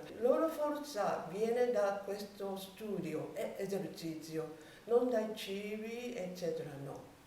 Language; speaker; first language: Italian; non-native, learner; Japanese